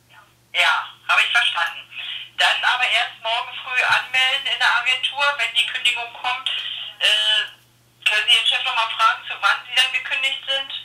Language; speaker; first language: German; native; German